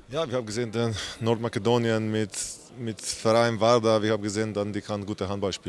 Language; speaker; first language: German; non-native, learner; Slovenian